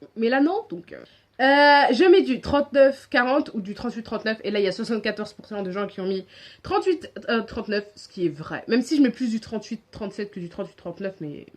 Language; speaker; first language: French; native; French